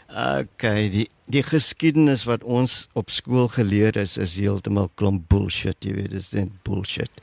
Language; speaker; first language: Afrikaans; non-native, local second language; English